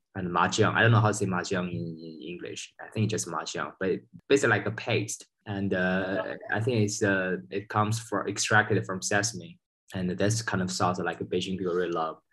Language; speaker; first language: English; non-native, fluent; Chinese